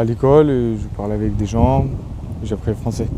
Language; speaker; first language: French; non-native, learner; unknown